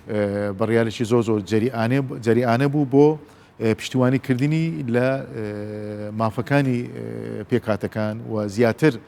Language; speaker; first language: Central Kurdish; non-native, local second language; Turkmen